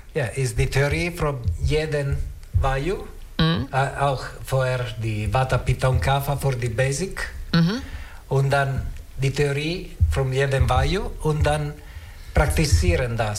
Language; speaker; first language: German; non-native, learner; Italian